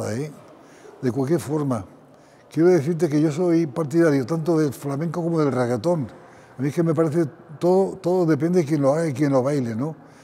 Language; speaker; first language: Spanish; native; Spanish